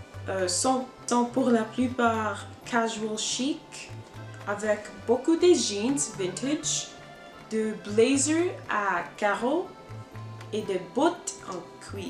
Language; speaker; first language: French; non-native, learner; English